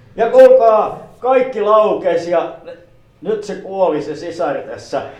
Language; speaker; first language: Finnish; native; Finnish